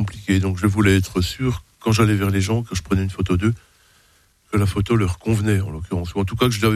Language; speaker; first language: French; native; French